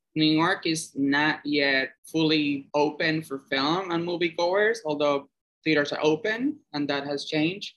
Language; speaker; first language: English; non-native, fluent; Spanish